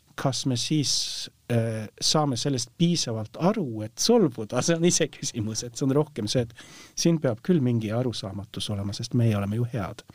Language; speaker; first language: Estonian; non-native, fluent; Norwegian